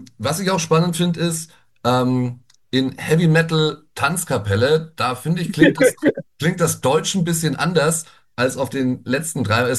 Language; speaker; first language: German; native; German